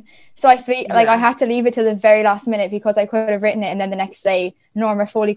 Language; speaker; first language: English; native; English